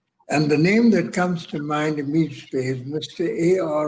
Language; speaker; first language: English; non-native, local second language; Punjabi